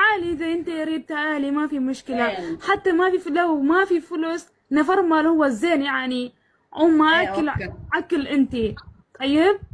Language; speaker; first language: Arabic; non-native, learner; Oromo